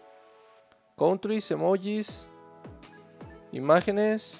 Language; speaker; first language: Spanish; native; Spanish